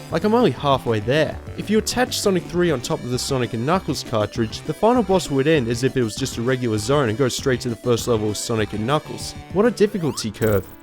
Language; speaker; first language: English; native; English